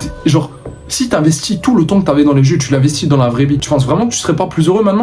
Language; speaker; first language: French; native; French